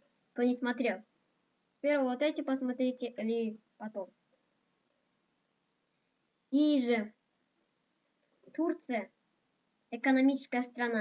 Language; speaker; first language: Russian; non-native, local second language; Kazakh